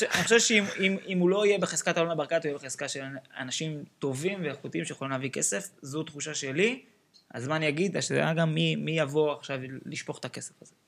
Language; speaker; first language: Hebrew; native; Hebrew